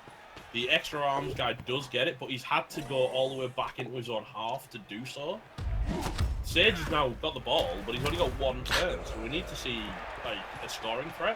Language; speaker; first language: English; native; English